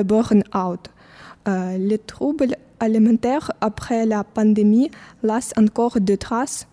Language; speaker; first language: French; non-native, fluent; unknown